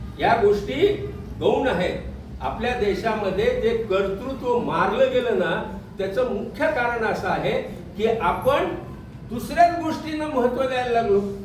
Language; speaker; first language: Marathi; non-native, local second language; Urdu